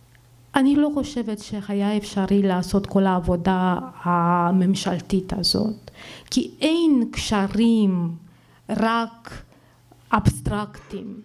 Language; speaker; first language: Hebrew; non-native, fluent; Romanian